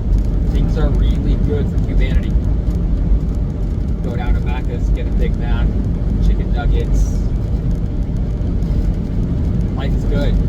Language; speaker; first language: English; native; English